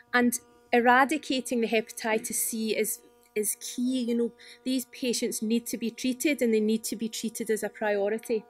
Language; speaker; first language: English; native; English